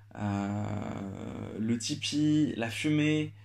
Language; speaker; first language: French; non-native, local second language; Arabic